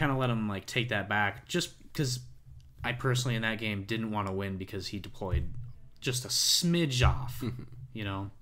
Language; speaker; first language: English; native; English